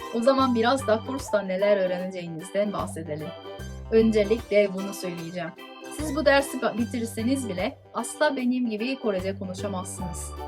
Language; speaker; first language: Turkish; non-native, fluent; Korean